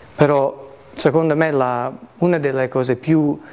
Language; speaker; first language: Italian; non-native, fluent; English